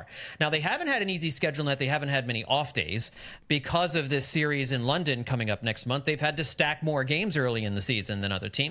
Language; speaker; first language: English; native; English